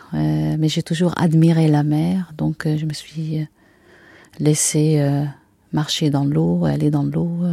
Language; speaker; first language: French; non-native, fluent; Arabic